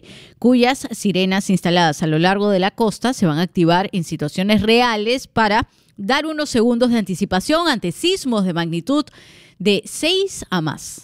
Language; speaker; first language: Spanish; native; Spanish